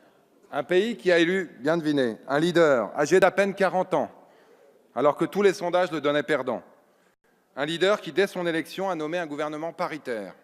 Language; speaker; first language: French; native; French